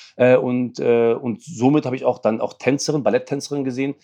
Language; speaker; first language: German; early bilingual, other home language; Arabic